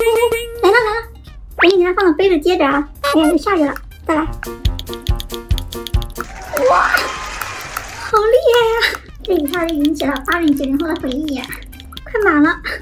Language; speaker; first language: Chinese; native; Chinese